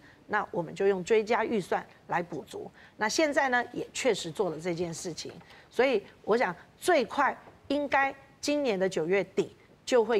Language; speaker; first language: Chinese; native; Chinese